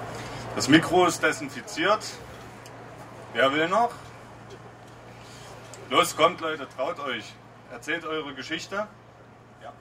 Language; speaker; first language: German; native; German